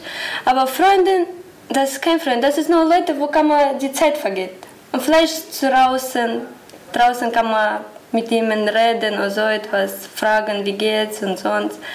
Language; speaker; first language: German; non-native, learner; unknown